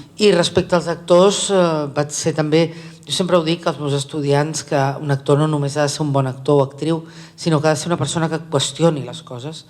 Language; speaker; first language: Catalan; native; Catalan